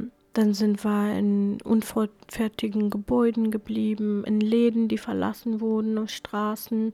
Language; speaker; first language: German; non-native, fluent; Kurdish